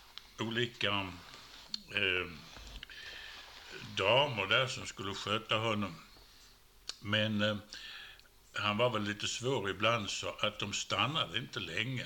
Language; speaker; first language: Swedish; native; Swedish